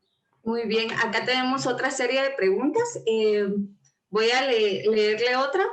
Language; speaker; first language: Spanish; native; Spanish